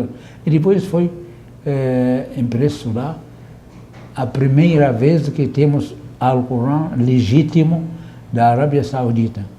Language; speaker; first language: Portuguese; non-native, fluent; Arabic